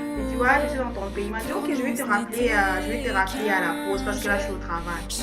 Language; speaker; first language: French; non-native, local second language; Lingala